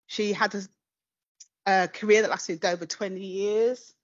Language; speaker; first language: English; native; English